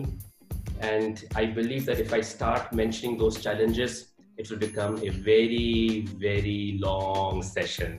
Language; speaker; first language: English; non-native, local second language; Urdu